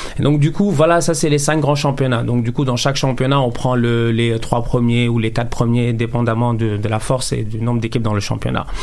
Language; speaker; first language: French; non-native, local second language; Wolof